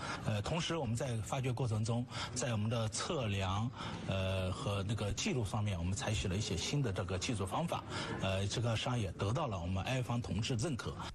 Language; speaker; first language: Chinese; native; Chinese